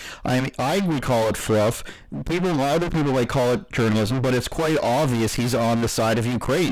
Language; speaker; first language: English; native; English